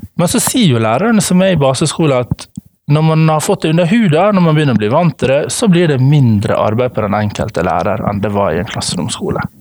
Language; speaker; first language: Norwegian; native; Norwegian